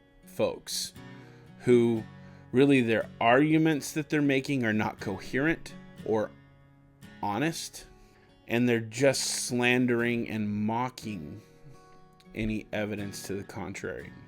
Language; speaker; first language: English; native; English